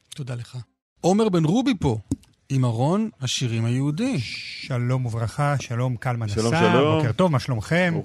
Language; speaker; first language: Hebrew; native; Hebrew